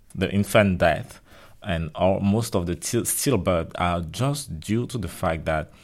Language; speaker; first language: English; non-native, local second language; French